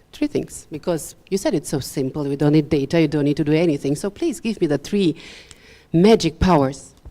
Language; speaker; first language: English; non-native, fluent; Romanian